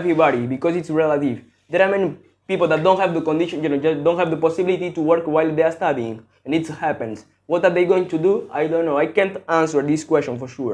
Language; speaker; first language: English; non-native, fluent; Portuguese